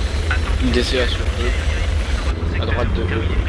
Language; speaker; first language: French; native; French